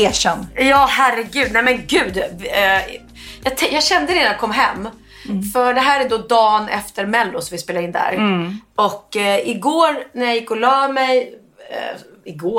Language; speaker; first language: Swedish; native; Swedish